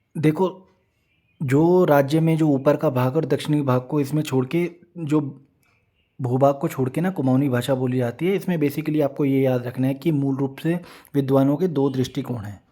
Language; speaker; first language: Hindi; native; Hindi